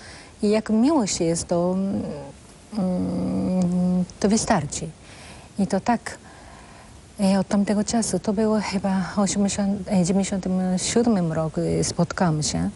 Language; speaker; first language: Polish; non-native, fluent; Japanese